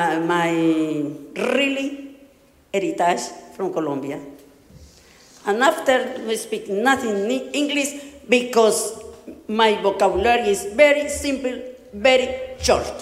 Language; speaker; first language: English; non-native, learner; Spanish